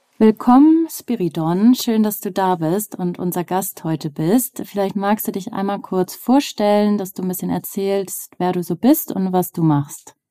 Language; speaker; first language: German; native; German